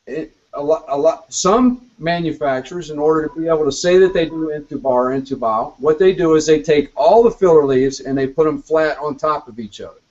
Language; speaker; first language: English; native; English